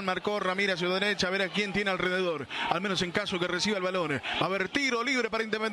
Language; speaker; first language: Spanish; native; Spanish